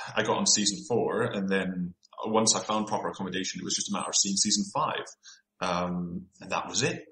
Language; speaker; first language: English; native; English